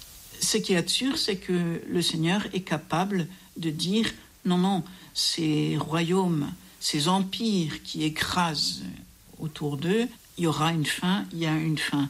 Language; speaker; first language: French; native; French